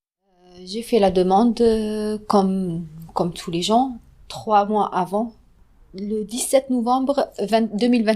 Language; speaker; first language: French; non-native, fluent; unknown